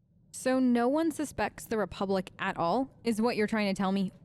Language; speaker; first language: English; native; English